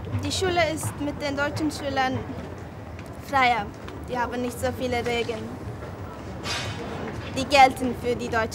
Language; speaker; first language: German; non-native, fluent; Turkish